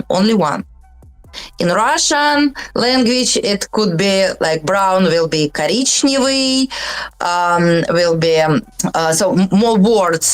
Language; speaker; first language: English; non-native, learner; Russian